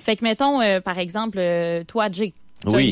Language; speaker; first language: French; native; French